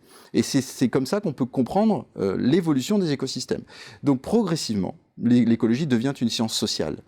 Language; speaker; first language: French; native; French